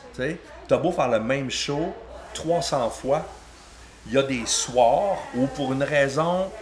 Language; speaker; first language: French; native; French